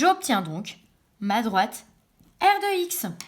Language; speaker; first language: French; native; French